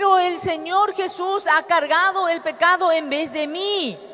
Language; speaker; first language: Spanish; native; Spanish